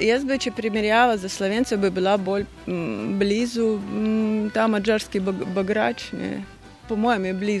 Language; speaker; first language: Slovenian; non-native, fluent; Russian